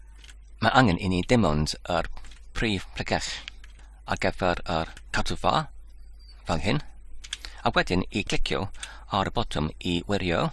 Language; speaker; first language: Welsh; non-native, learner; Polish